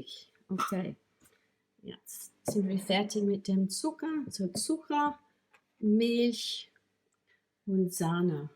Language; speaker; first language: German; non-native, fluent; English